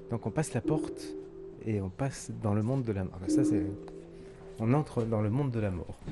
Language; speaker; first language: French; native; French